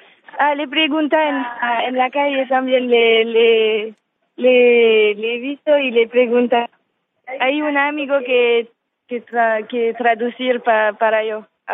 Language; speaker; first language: Spanish; non-native, learner; French